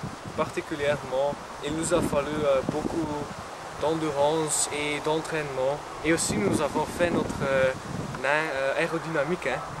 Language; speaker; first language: French; non-native, learner; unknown